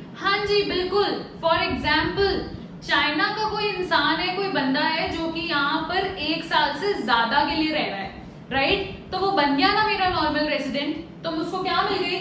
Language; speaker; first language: Hindi; native; Hindi